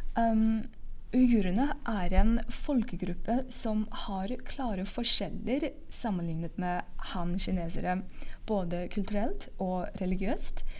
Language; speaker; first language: Norwegian; non-native, fluent; Uyghur